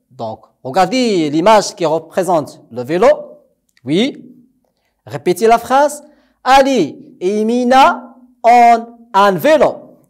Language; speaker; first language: French; non-native, local second language; Arabic